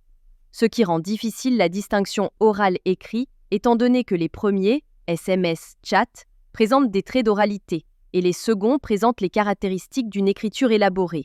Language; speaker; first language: French; non-native, local second language; Arabic